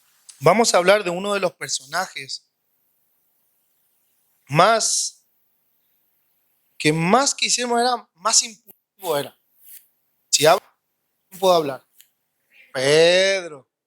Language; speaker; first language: Spanish; native; Spanish